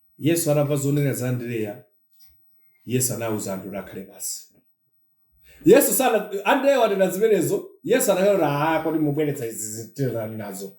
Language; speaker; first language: Nyanja; non-native, local second language; Tumbuka